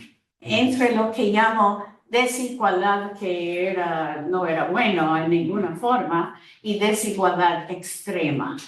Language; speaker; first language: Spanish; non-native, fluent; English